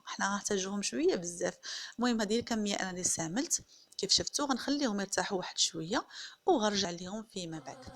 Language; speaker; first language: Arabic; native; Arabic